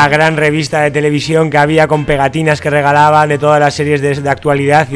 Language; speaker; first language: Spanish; native; Spanish